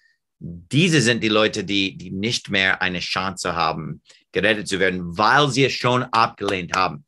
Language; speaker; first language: German; non-native, fluent; English